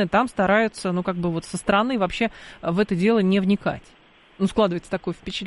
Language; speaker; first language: Russian; native; Russian